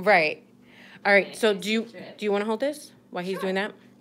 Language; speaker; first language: English; native; English